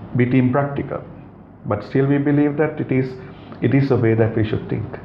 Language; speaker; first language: English; non-native, local second language; Sinhala